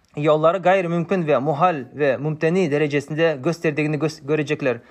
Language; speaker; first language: Turkish; non-native, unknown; Kazakh